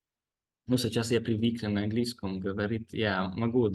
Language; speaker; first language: Russian; non-native, fluent; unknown